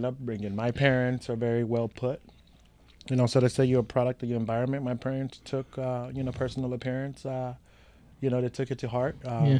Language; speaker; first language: English; non-native, local second language; Yoruba